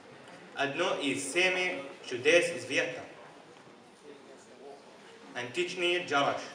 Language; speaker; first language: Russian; non-native, learner; Arabic